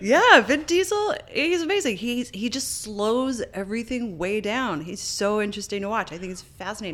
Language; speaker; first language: English; native; English